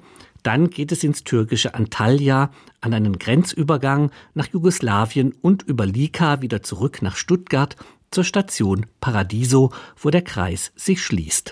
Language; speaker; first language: German; native; German